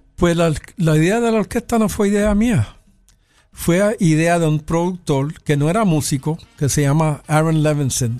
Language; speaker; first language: Spanish; early bilingual, heritage; Spanish